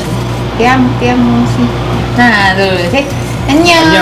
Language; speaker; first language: Spanish; non-native, fluent; Korean